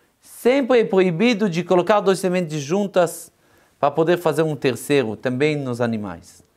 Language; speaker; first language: Portuguese; non-native, fluent; Hebrew